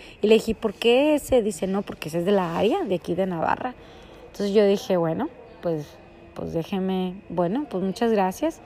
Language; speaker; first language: Spanish; native; Spanish